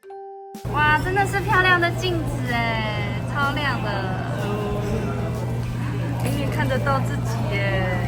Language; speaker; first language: Chinese; native; Chinese